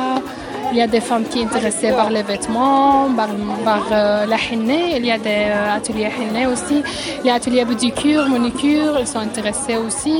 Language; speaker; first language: French; non-native, learner; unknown